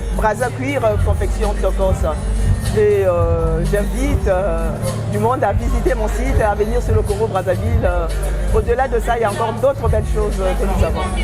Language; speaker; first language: French; non-native, local second language; Lingala